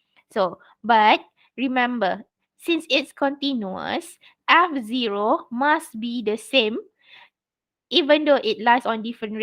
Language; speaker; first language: English; non-native, local second language; Malay